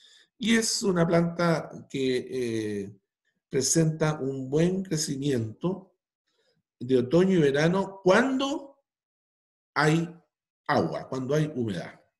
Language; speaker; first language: Spanish; native; Spanish